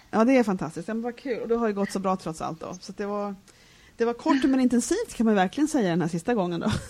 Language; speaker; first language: Swedish; native; Swedish